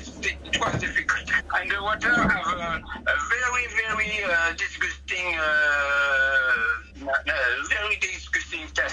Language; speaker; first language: English; non-native, learner; French